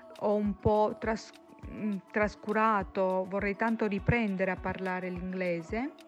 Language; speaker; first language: Italian; non-native, fluent; Romanian